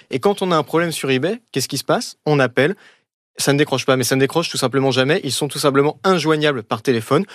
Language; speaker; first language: French; native; French